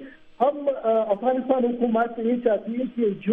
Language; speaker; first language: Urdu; non-native, fluent; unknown